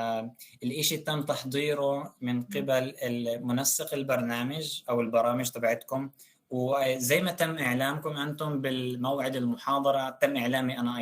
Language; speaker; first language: Arabic; native; Arabic